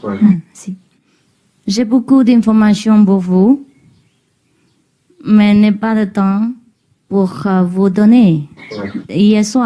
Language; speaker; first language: French; non-native, learner; Vietnamese